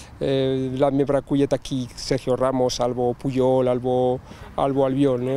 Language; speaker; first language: Polish; non-native, learner; Spanish